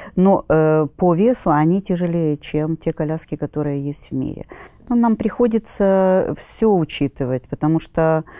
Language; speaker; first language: Russian; native; Russian